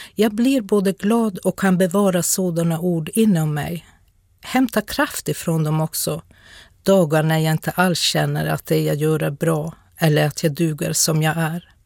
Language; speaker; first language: Swedish; non-native, local second language; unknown